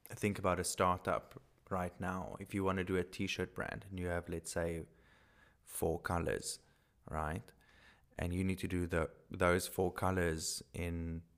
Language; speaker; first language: English; non-native, local second language; Afrikaans